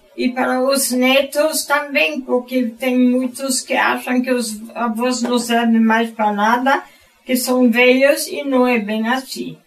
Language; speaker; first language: Portuguese; non-native, fluent; German